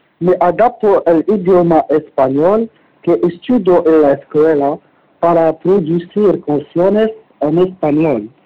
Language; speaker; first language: Spanish; non-native, learner; Arabic